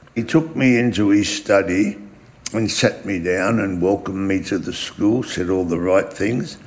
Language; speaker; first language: English; early bilingual, other home language; German